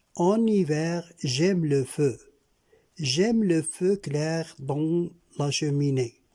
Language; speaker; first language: French; non-native, local second language; Arabic